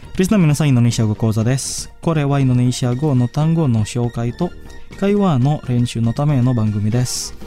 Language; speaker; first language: Japanese; non-native, fluent; Indonesian